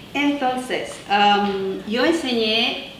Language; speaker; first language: Spanish; non-native, fluent; Italian